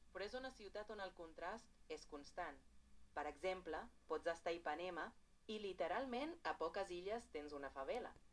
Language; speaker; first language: Catalan; non-native, fluent; Portuguese